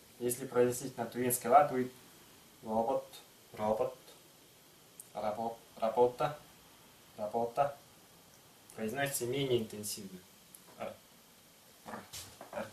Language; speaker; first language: Russian; non-native, local second language; Tuvinian